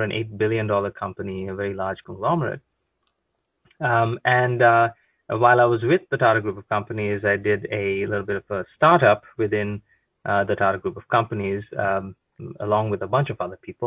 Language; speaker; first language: English; non-native, local second language; Konkani